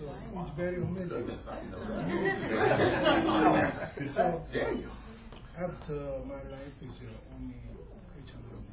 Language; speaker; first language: English; non-native, learner; Korean